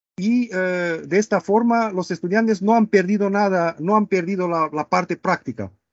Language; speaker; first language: Spanish; non-native, fluent; Romanian